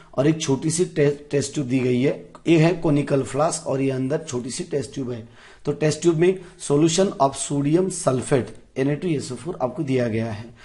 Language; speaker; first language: Hindi; non-native, local second language; Marathi